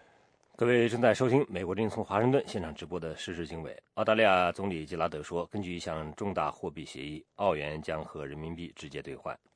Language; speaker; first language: Chinese; native; Chinese